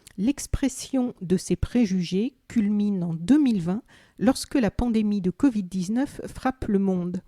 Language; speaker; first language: French; native; French